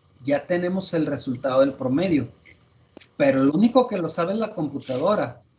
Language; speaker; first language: Spanish; native; Spanish